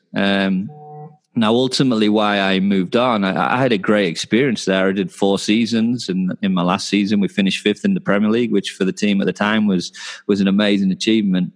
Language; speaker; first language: English; native; English